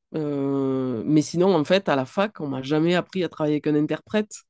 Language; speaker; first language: French; native; French